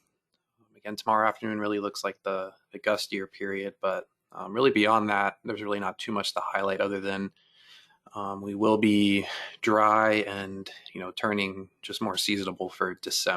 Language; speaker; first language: English; native; English